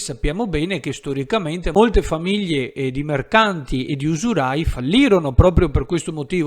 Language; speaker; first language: Italian; native; Italian